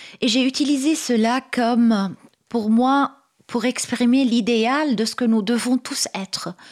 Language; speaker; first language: French; non-native, local second language; Arabic